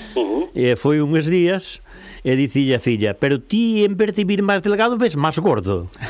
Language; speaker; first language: Galician; native; Galician